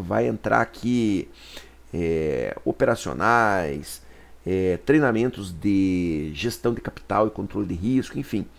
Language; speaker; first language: Portuguese; native; Portuguese